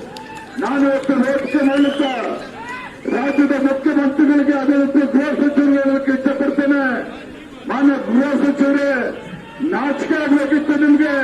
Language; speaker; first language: Kannada; native; Kannada